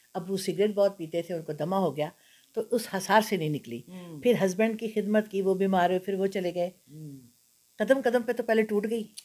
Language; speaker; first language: Urdu; non-native, local second language; Punjabi